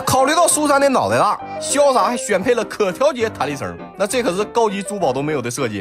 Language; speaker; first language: Chinese; native; Chinese